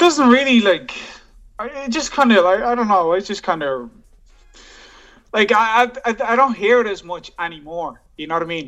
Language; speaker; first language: English; native; English